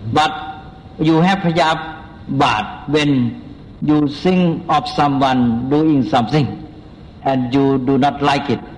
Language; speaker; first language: English; non-native, fluent; Thai